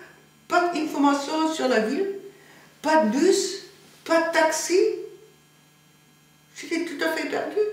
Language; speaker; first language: French; non-native, fluent; German